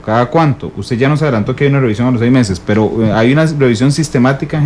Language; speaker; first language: Spanish; native; Spanish